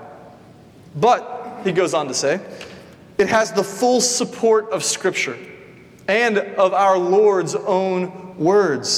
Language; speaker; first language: English; native; English